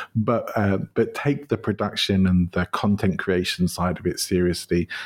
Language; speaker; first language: English; native; English